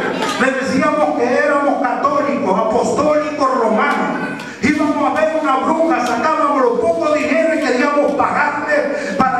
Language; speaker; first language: Spanish; native; Spanish